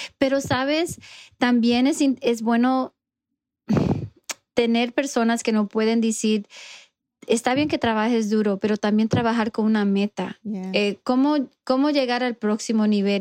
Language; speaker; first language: Spanish; early bilingual, heritage; Spanish